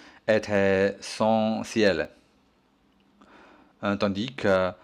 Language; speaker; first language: French; non-native, learner; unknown